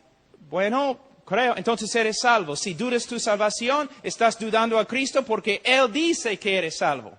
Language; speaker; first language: Spanish; non-native, fluent; English